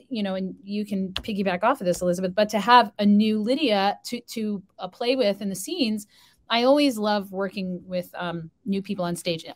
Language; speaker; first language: English; native; English